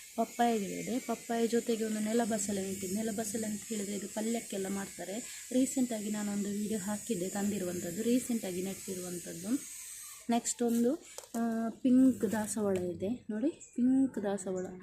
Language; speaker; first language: Kannada; non-native, local second language; Tulu